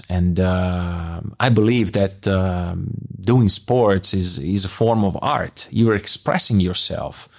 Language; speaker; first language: English; non-native, fluent; Italian